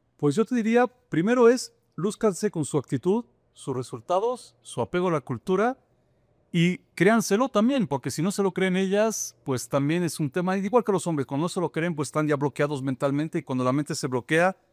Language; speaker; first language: Spanish; non-native, fluent; French